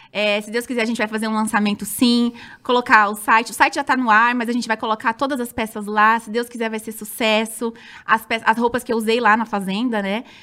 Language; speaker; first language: Portuguese; native; Portuguese